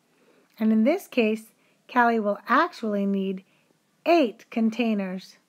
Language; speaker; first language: English; native; English